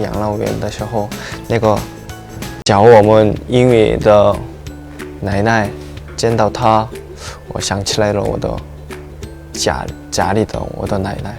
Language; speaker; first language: Chinese; non-native, learner; Korean